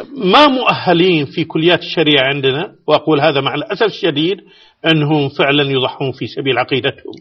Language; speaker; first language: Arabic; native; Arabic